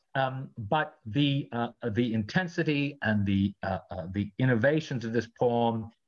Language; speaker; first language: English; native; English